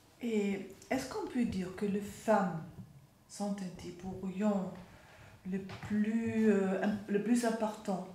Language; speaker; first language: French; non-native, fluent; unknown